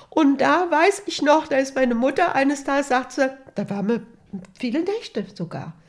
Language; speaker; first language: German; native; German